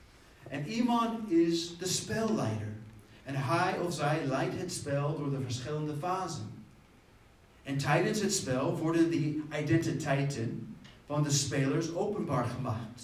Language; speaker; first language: Dutch; non-native, fluent; English